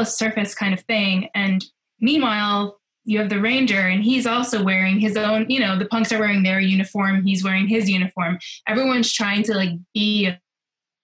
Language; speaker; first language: English; native; English